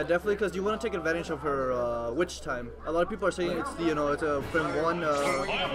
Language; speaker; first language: English; native; English